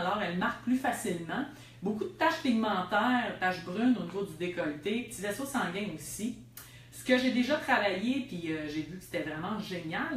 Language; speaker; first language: French; native; French